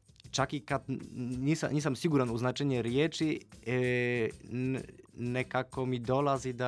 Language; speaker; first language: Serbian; non-native, fluent; Polish